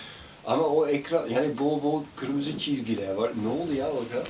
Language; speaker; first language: Turkish; non-native, fluent; Dutch